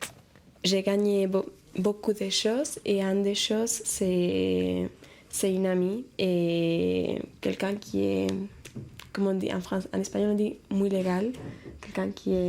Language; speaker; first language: French; non-native, fluent; Spanish